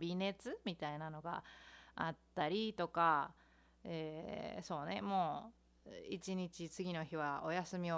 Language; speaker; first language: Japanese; native; Japanese